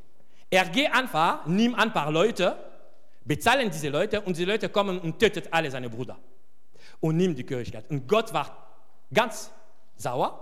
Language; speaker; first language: German; non-native, fluent; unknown